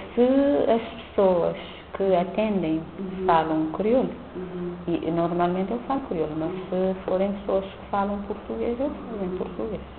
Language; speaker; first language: Portuguese; non-native, local second language; Kabuverdianu